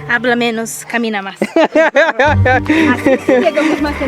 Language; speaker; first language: Spanish; native; Spanish